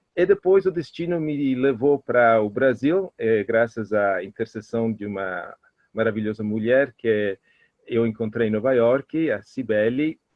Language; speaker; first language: Portuguese; non-native, fluent; Italian